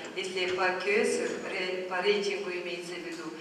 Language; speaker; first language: Russian; non-native, local second language; Kazakh